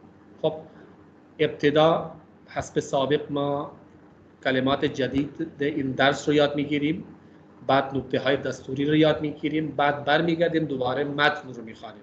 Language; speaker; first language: Persian; non-native, fluent; Urdu